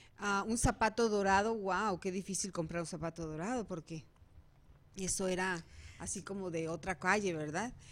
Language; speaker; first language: Spanish; native; Spanish